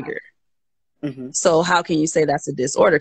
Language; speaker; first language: English; native; English